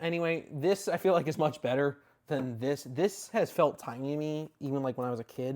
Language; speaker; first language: English; native; English